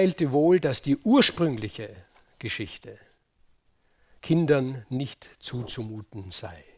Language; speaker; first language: German; native; German